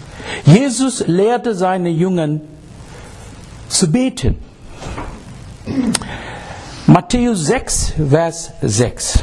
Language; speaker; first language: German; non-native, fluent; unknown